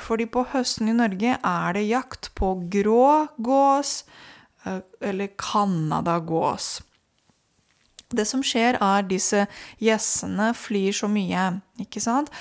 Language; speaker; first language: Norwegian; non-native, fluent; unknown